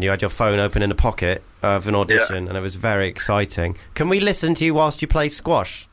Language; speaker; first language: English; native; English